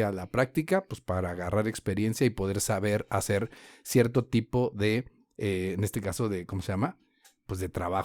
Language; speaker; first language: Spanish; native; Spanish